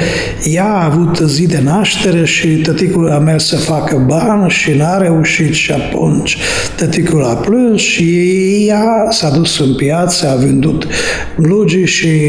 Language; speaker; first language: Romanian; non-native, fluent; Hungarian